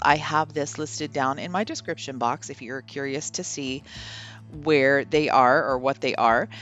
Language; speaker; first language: English; native; English